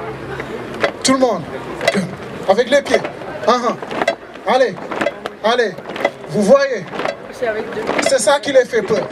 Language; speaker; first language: French; non-native, local second language; Wolof